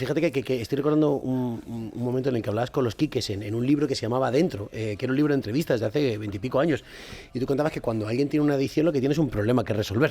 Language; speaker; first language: Spanish; native; Spanish